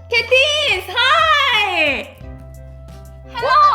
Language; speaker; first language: English; non-native, learner; Korean